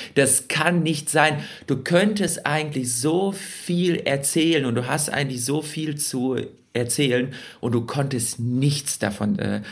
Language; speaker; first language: German; early bilingual, other home language; Russian